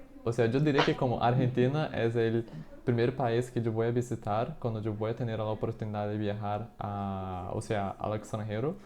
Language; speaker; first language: Spanish; non-native, fluent; Portuguese